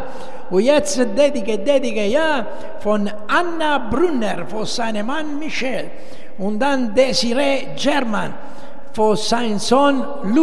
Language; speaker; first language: German; non-native, fluent; Italian